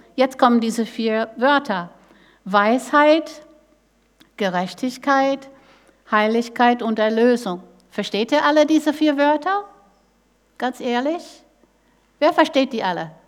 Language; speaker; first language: German; non-native, fluent; English